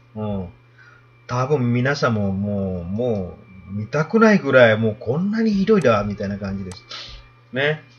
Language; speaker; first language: Japanese; non-native, fluent; Indonesian